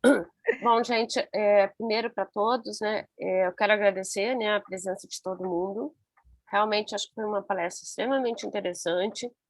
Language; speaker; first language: Portuguese; non-native, learner; Spanish